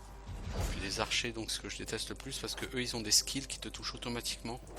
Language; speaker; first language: French; native; French